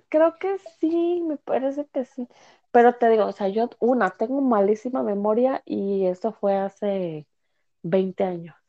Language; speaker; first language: Spanish; native; Spanish